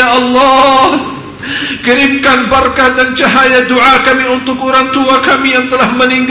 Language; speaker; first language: Indonesian; non-native, fluent; Arabic